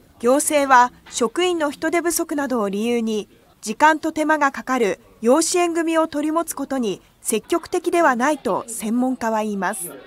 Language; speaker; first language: Japanese; native; Japanese